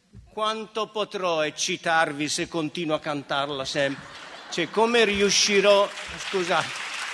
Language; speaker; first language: Italian; native; Italian